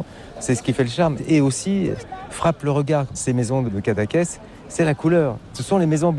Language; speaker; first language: French; native; French